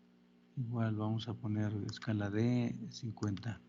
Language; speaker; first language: Spanish; native; Spanish